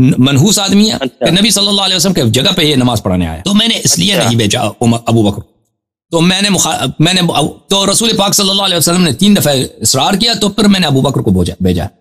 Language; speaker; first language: Urdu; non-native, fluent; Persian